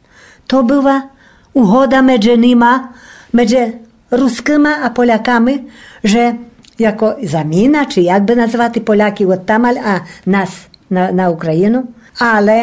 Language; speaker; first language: Polish; non-native, local second language; Rusyn